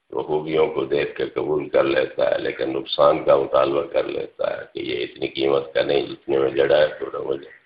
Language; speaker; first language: Urdu; non-native, local second language; Punjabi